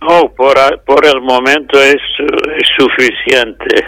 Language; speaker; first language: Spanish; non-native, fluent; English